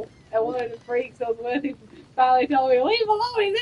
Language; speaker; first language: English; native; English